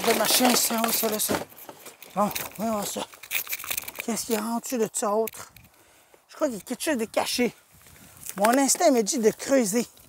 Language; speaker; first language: French; native; French